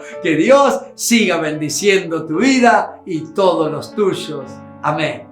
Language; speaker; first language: Spanish; native; Spanish